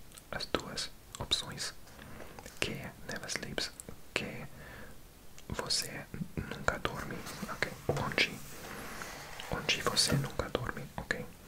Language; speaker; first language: Portuguese; non-native, learner; English